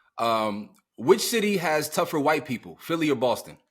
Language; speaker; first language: English; native; English